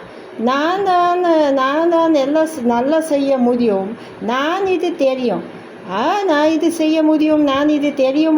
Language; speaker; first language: Tamil; non-native, learner; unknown